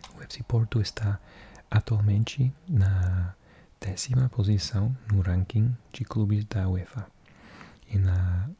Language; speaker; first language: Portuguese; non-native, learner; English